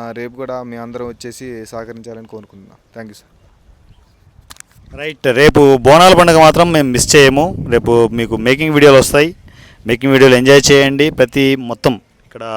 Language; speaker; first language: Telugu; native; Telugu